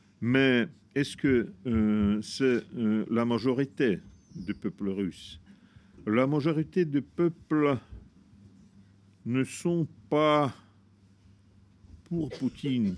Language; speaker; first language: French; non-native, fluent; Russian